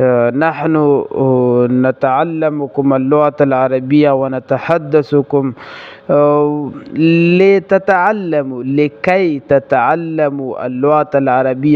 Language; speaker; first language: Arabic; non-native, learner; Pashto